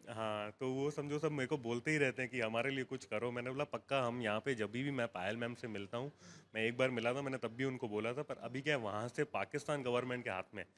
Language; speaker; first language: Hindi; non-native, local second language; Gujarati